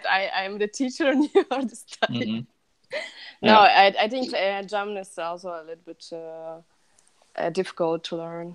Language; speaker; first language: English; non-native, learner; Russian